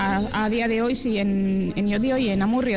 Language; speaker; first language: Spanish; early bilingual, other home language; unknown